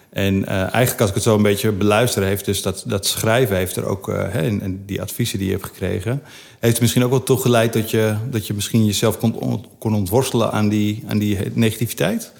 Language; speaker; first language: Dutch; native; Dutch